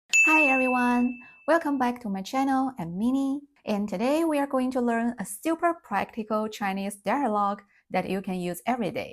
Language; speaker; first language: English; non-native, fluent; Chinese